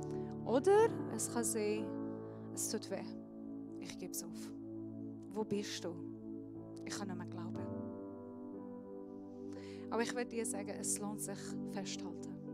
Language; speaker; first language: German; non-native, fluent; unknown